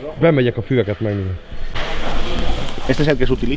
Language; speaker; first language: Spanish; non-native, learner; Hungarian